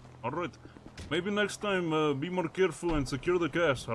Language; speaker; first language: English; native; English